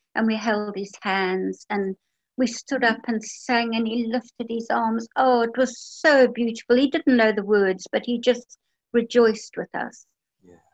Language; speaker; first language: English; native; English